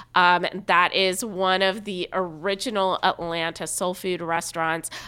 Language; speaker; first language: English; native; English